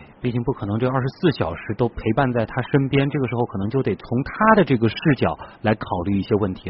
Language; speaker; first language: Chinese; native; Chinese